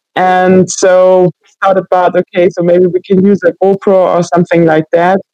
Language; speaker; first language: English; non-native, fluent; German